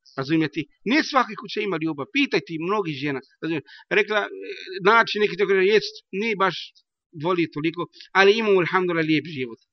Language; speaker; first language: Bosnian; non-native, learner; Arabic